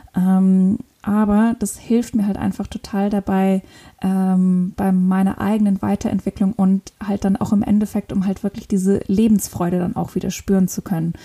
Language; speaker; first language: German; non-native, local second language; Luxembourgish